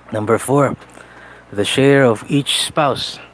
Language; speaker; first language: English; non-native, local second language; Filipino